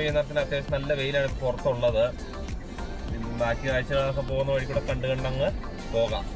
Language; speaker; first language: Malayalam; native; Malayalam